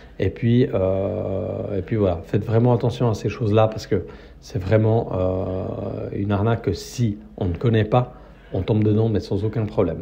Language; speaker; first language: French; native; French